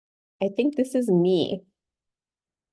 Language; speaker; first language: English; native; English